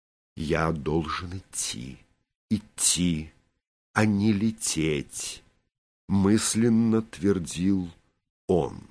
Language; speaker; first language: Russian; native; Russian